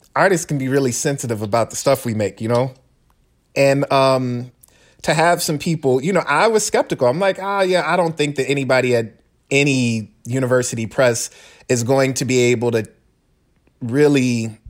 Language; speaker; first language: English; native; English